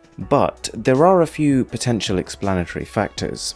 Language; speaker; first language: English; native; English